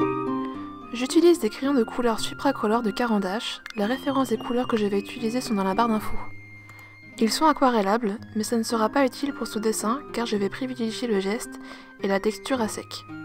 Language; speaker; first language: French; native; French